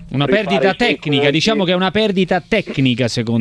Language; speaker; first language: Italian; native; Italian